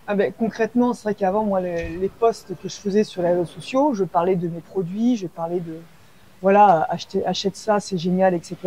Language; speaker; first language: French; native; French